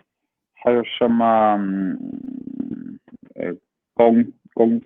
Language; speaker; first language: Chinese; non-native, learner; Swedish